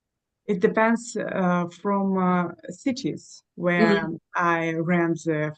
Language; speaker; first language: English; non-native, learner; Russian